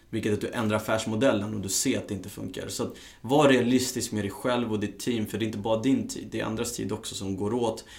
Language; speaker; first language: Swedish; early bilingual, other home language; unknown